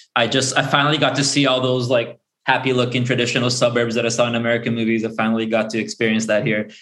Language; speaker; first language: English; early bilingual, other home language; Portuguese